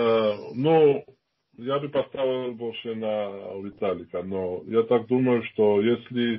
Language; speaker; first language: Russian; non-native, fluent; Georgian